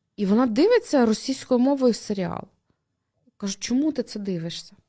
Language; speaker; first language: Ukrainian; native; Ukrainian